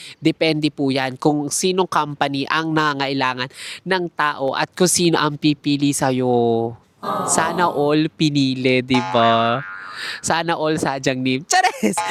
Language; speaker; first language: Filipino; native; Filipino